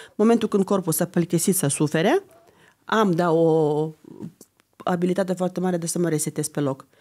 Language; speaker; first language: Romanian; non-native, fluent; Lithuanian